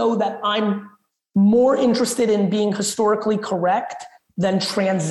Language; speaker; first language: English; early bilingual, other home language; Russian